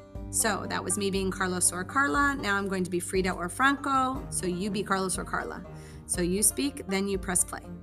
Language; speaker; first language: English; native; English